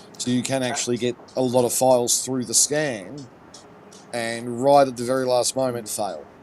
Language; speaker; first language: English; native; English